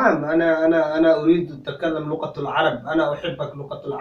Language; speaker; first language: Arabic; non-native, learner; Somali